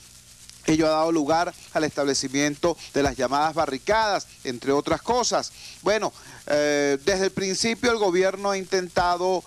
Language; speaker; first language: Spanish; native; Spanish